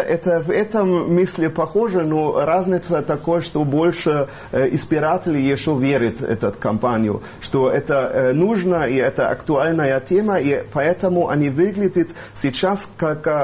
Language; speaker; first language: Russian; non-native, fluent; German